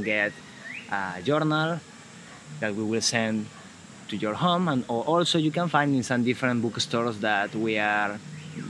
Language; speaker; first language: English; non-native, fluent; Spanish